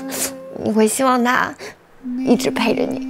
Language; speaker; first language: Chinese; native; Chinese